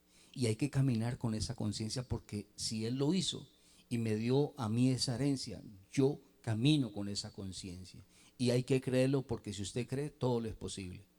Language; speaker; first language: Spanish; native; Spanish